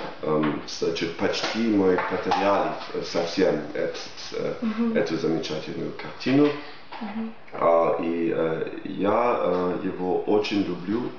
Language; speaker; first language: Russian; non-native, fluent; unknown